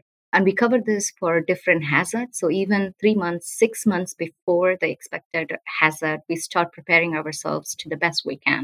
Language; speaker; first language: English; non-native, local second language; Tamil